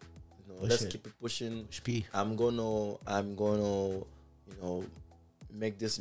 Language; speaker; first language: English; non-native, local second language; Igbo